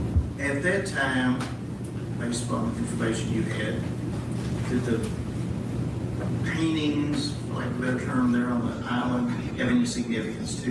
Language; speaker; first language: English; native; English